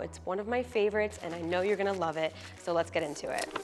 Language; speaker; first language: English; native; English